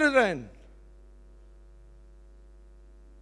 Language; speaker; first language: English; native; English